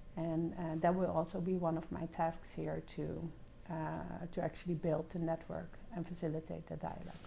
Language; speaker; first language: English; non-native, fluent; Dutch